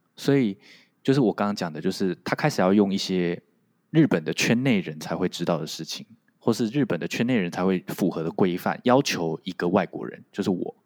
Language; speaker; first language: Chinese; non-native, local second language; Min Nan Chinese